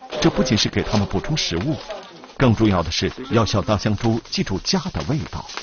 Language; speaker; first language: Chinese; native; Chinese